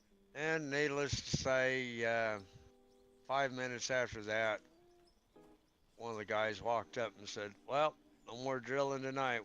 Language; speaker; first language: English; native; English